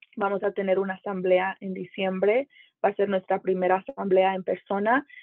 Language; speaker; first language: Spanish; native; Spanish